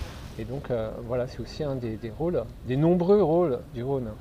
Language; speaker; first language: French; native; French